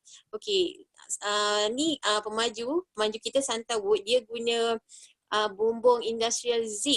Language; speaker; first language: Malay; native; Malay